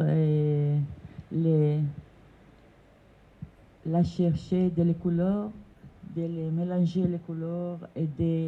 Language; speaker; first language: French; non-native, learner; Italian